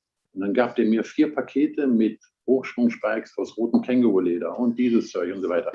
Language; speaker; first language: German; native; German